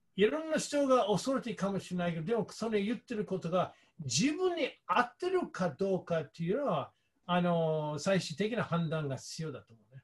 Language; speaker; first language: Japanese; non-native, fluent; English